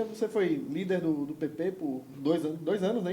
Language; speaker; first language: Portuguese; native; Portuguese